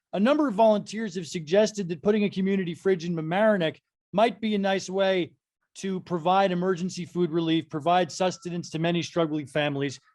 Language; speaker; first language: English; native; English